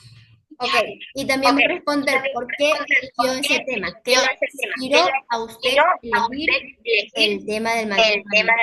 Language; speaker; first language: Spanish; native; Spanish